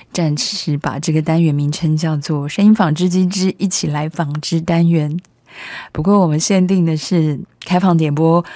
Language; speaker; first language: Chinese; native; Chinese